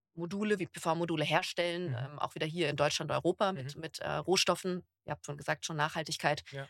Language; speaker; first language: German; native; German